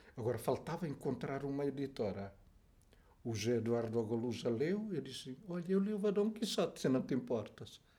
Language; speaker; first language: Portuguese; non-native, fluent; Tetum